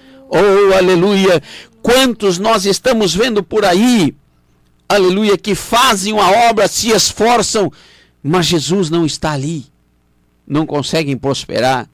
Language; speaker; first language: Portuguese; native; Portuguese